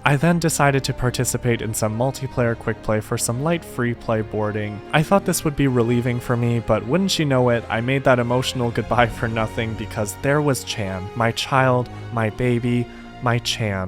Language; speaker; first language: English; native; English